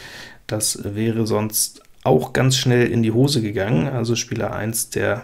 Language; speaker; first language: German; native; German